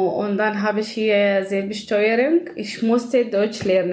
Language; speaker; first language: German; non-native, learner; Kurdish